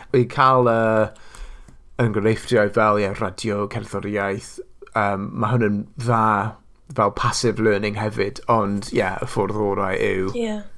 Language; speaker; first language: Welsh; non-native, local second language; English